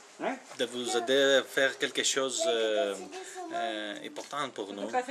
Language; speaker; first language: French; non-native, learner; Greek